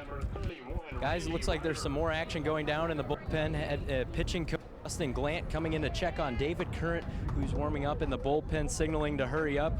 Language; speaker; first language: English; native; English